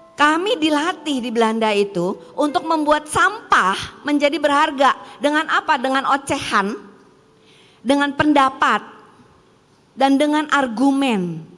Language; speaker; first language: Indonesian; early bilingual, heritage; Indonesian